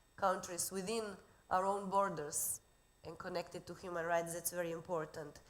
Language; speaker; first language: English; non-native, fluent; Slovenian